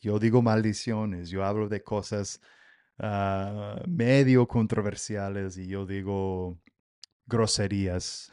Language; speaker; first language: Spanish; non-native, fluent; English